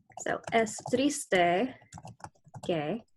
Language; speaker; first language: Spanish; non-native, fluent; English